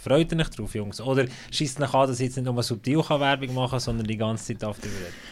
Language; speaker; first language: German; native; German